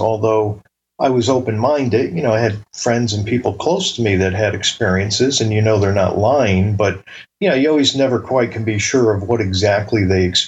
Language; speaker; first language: English; native; English